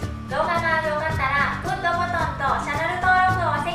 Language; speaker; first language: Japanese; non-native, fluent; Thai